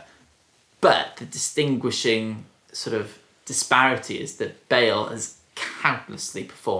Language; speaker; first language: English; native; English